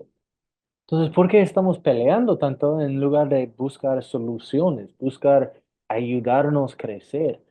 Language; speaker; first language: Spanish; non-native, fluent; English